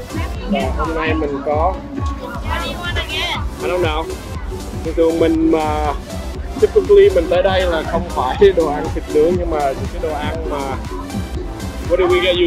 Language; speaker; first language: Vietnamese; early bilingual, heritage; Vietnamese